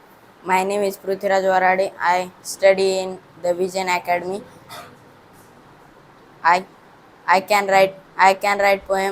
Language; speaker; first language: English; non-native, learner; Marathi